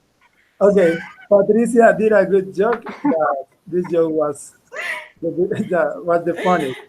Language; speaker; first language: English; non-native, fluent; Spanish